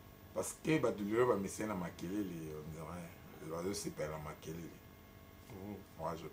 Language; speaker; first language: French; non-native, local second language; Lingala